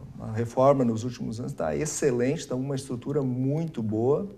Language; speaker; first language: Portuguese; native; Portuguese